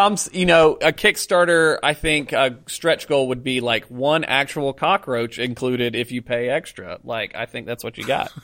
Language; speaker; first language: English; native; English